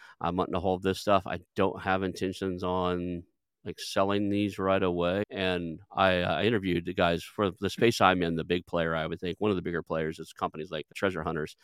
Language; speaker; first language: English; native; English